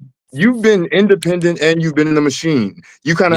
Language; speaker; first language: English; native; English